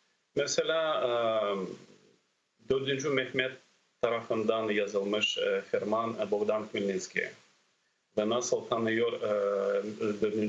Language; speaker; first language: Turkish; non-native, fluent; Ukrainian